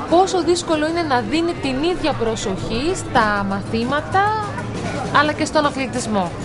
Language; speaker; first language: Greek; native; Greek